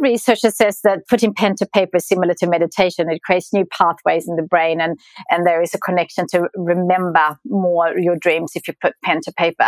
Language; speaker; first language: English; non-native, fluent; Swedish